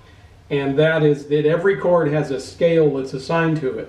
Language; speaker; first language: English; native; English